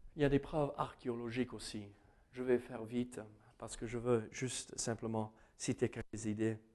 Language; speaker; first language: French; non-native, fluent; English